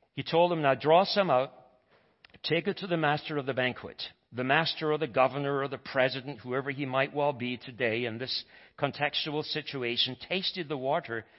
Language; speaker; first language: English; native; English